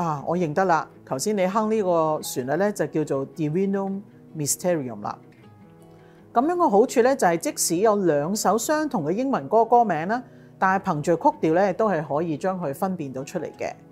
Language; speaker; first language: Chinese; native; Chinese